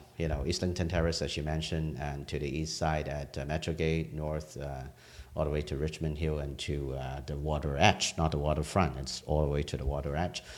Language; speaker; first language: English; non-native, local second language; Cantonese